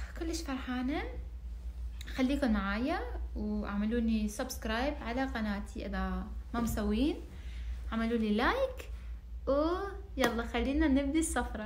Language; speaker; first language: Arabic; non-native, fluent; Persian